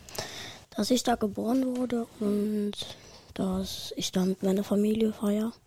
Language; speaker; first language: German; early bilingual, other home language; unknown